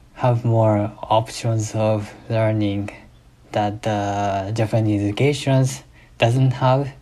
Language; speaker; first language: English; non-native, fluent; Japanese